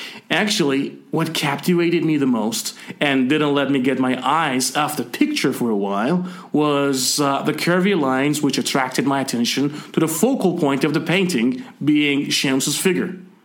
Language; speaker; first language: English; non-native, fluent; Persian